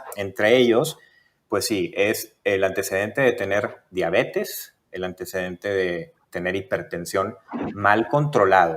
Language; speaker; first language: Spanish; native; Spanish